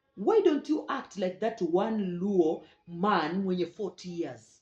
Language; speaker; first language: English; non-native, local second language; Swahili